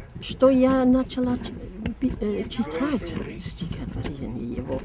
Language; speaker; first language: Russian; non-native, fluent; English